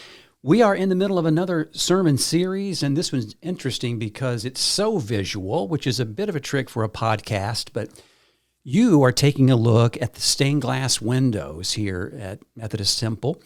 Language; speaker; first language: English; native; English